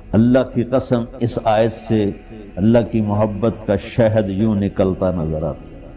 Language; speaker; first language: Urdu; non-native, local second language; Punjabi